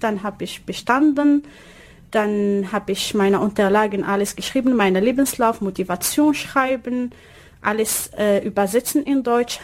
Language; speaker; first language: German; non-native, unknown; Arabic